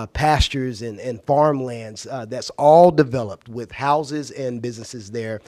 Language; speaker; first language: English; native; English